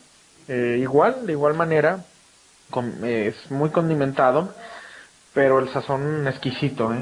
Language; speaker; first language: Spanish; native; Spanish